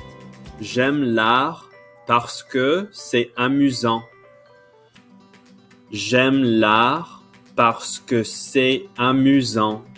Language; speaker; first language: French; non-native, fluent; English